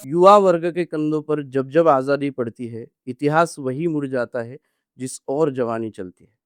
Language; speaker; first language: Hindi; non-native, local second language; Marathi